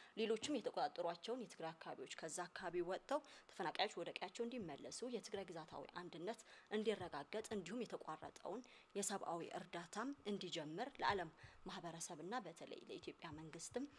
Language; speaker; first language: Amharic; non-native, local second language; Tigrinya